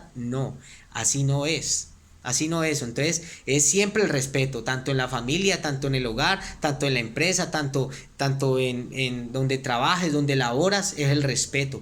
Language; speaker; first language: Spanish; native; Spanish